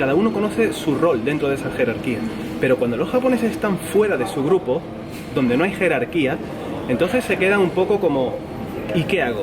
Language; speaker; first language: Spanish; native; Spanish